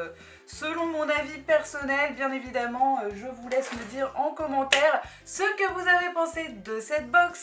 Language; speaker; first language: French; native; French